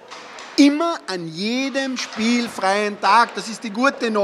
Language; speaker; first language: German; native; German